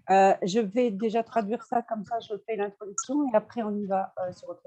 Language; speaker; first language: French; non-native, fluent; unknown